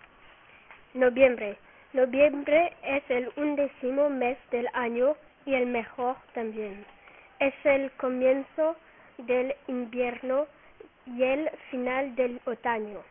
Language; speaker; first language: Spanish; non-native, learner; French